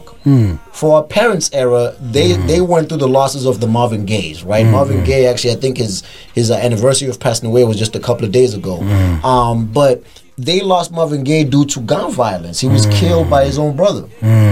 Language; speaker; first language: English; non-native, local second language; Zulu